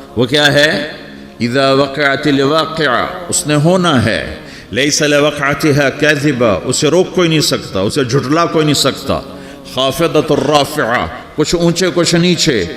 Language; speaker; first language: Urdu; non-native, local second language; Punjabi